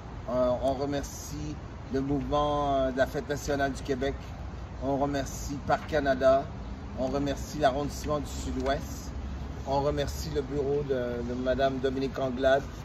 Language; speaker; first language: French; native; French